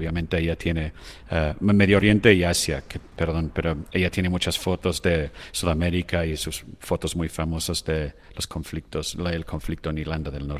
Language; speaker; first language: Spanish; non-native, fluent; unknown